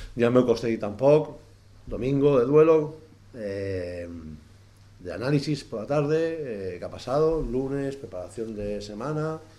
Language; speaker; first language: Spanish; non-native, local second language; Catalan